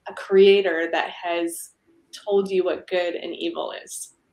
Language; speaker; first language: English; native; English